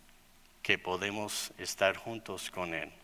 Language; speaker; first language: Spanish; non-native, fluent; English